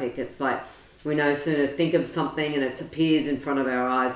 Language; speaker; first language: English; native; English